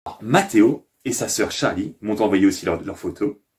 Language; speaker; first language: French; native; French